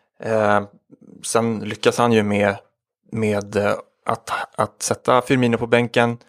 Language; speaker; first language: Swedish; native; Swedish